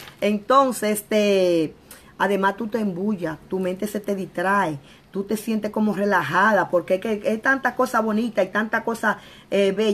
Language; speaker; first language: Spanish; native; Spanish